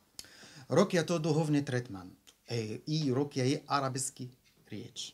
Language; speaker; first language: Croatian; non-native, learner; Arabic